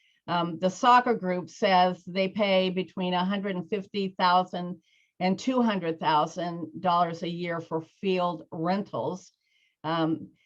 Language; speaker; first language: English; native; English